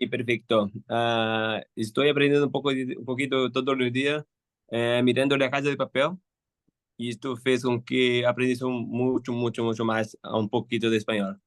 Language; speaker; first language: Spanish; non-native, learner; Portuguese